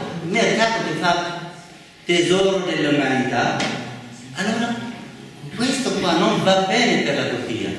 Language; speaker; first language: Italian; non-native, fluent; Arabic